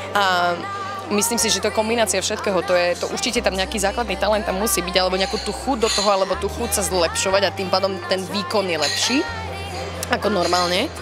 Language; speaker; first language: Slovak; early bilingual, other home language; English